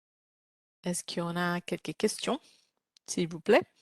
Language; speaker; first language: French; non-native, learner; Portuguese